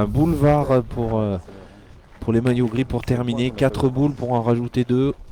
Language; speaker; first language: French; native; French